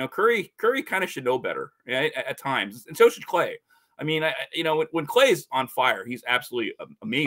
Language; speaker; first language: English; native; English